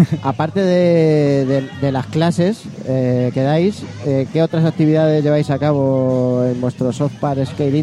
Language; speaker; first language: Spanish; native; Spanish